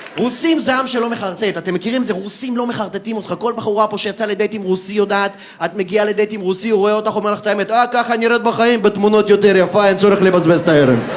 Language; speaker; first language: Hebrew; early bilingual, other home language; Russian